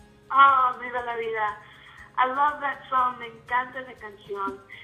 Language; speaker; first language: Spanish; early bilingual, heritage; Spanish